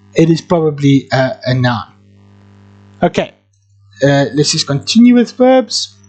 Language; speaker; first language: English; non-native, local second language; Afrikaans